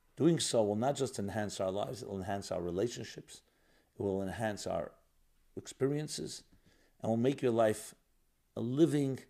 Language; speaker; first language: English; native; English